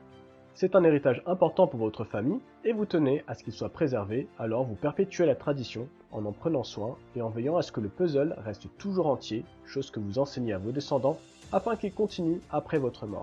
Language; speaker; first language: French; native; French